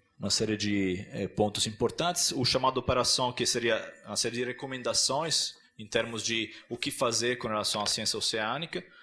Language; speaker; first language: Portuguese; non-native, fluent; Italian